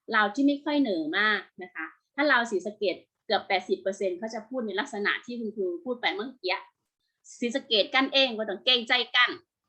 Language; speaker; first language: Thai; native; Thai